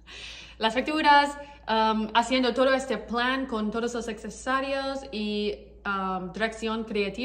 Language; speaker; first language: Spanish; non-native, learner; English